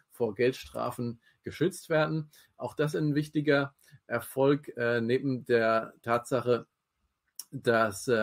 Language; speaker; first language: German; native; German